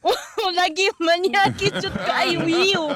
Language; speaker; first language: Cebuano; non-native, learner; Japanese